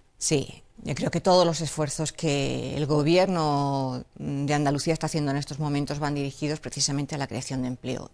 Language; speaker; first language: Spanish; native; Spanish